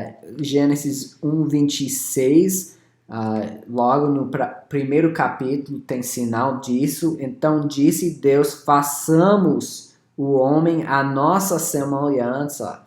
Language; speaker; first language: Portuguese; non-native, fluent; English